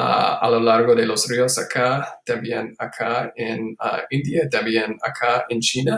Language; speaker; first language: Spanish; non-native, fluent; English